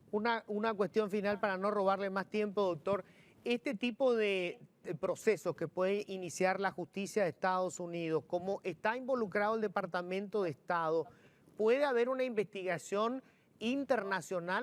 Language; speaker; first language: Spanish; native; Spanish